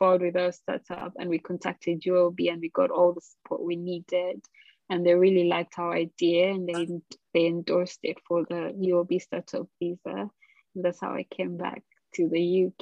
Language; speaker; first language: English; non-native, local second language; Ganda